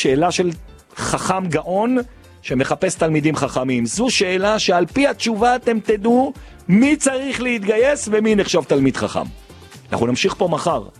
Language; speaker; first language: Hebrew; native; Hebrew